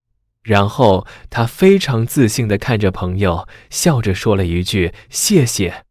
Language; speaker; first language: Chinese; native; Chinese